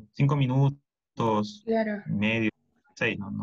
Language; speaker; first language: Spanish; native; Spanish